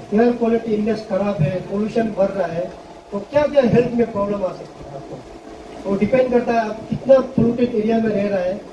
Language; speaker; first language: Hindi; non-native, local second language; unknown